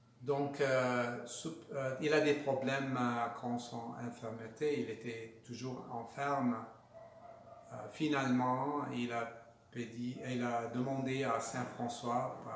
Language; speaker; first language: French; non-native, learner; Spanish